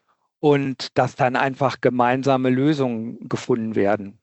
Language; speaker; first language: German; native; German